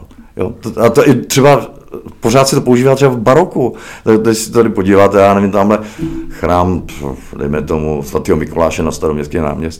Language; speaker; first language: Czech; native; Czech